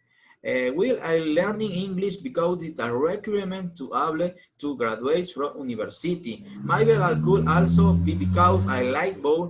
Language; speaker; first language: English; non-native, learner; Spanish